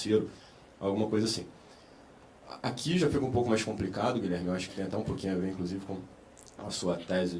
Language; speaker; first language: Portuguese; native; Portuguese